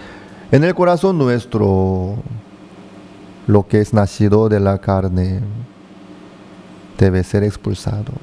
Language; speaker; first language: Spanish; non-native, fluent; Korean